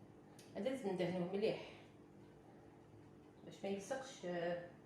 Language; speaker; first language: Arabic; native; Arabic